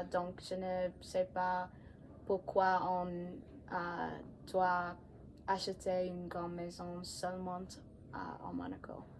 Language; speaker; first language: French; non-native, learner; English